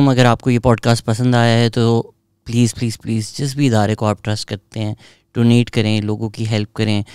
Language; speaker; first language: Urdu; native; Urdu